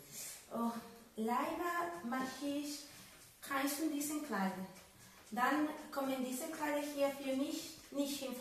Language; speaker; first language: German; non-native, learner; Spanish